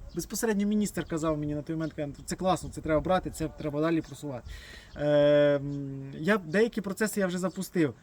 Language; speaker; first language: Ukrainian; native; Ukrainian